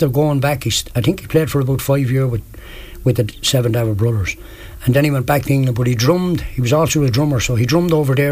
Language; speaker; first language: English; native; English